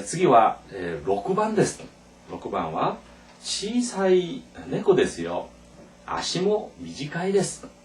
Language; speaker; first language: Japanese; non-native, fluent; Korean